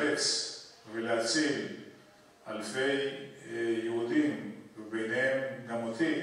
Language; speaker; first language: Hebrew; early bilingual, other home language; Polish